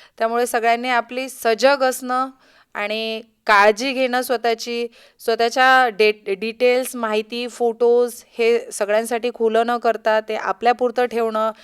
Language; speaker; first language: Marathi; native; Marathi